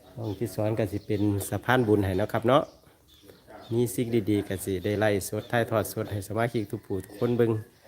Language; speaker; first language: Thai; native; Thai